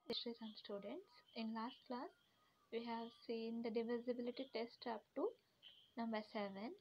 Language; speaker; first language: English; non-native, local second language; Kannada